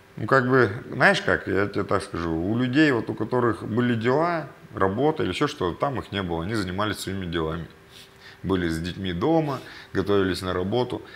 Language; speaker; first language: Russian; native; Russian